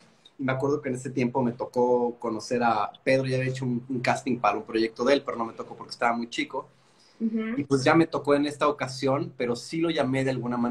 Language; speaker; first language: Spanish; native; Spanish